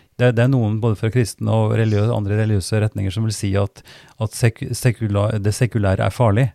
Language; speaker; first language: Norwegian; native; Norwegian